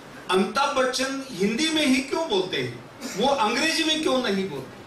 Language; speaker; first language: Hindi; non-native, local second language; Kannada